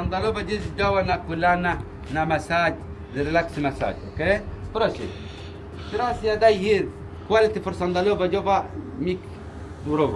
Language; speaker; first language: Polish; non-native, learner; Arabic